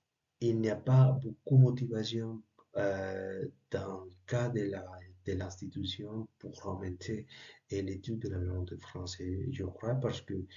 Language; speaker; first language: French; non-native, learner; Spanish